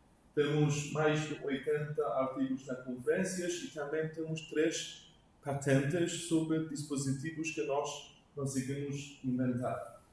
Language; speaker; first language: Portuguese; non-native, learner; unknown